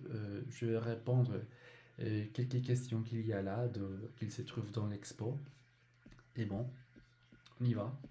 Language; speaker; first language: French; non-native, learner; Spanish